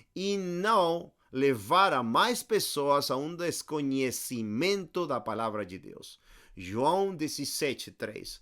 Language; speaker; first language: Portuguese; non-native, fluent; Spanish